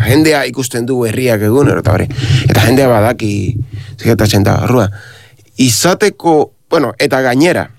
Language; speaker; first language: Basque; non-native, learner; Spanish